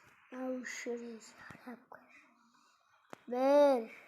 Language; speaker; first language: Turkish; non-native, learner; Kazakh